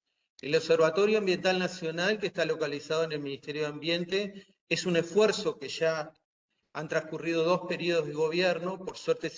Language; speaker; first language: Spanish; native; Spanish